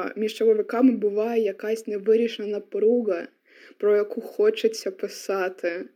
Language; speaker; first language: Ukrainian; non-native, local second language; Russian